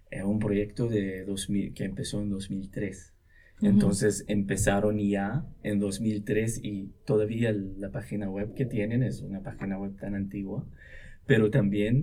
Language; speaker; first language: Spanish; non-native, local second language; Arabic